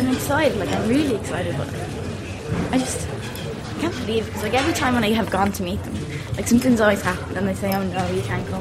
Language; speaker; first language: English; native; English